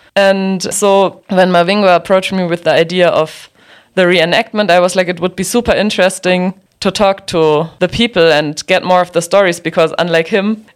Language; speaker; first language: English; non-native, fluent; German